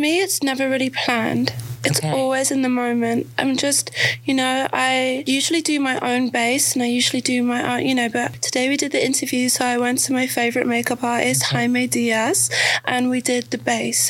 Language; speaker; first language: English; native; English